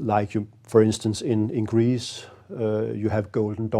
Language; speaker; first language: English; non-native, fluent; Danish